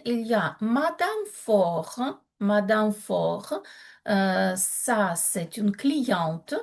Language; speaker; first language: French; non-native, fluent; Ukrainian